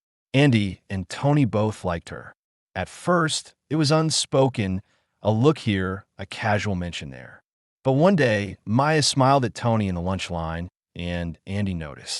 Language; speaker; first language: English; native; English